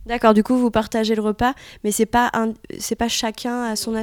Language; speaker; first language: French; native; French